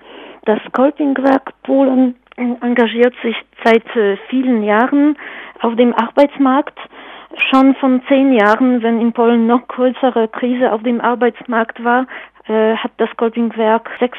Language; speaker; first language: German; non-native, fluent; Polish